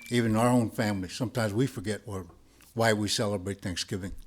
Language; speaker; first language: English; early bilingual, other home language; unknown